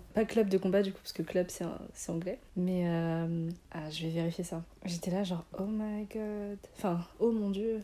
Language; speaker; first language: French; native; French